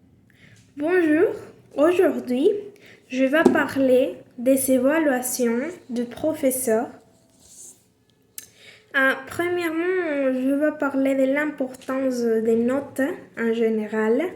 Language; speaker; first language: French; non-native, learner; Spanish